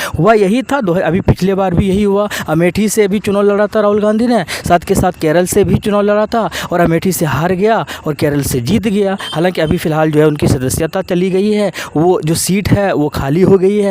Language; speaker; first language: Hindi; native; Hindi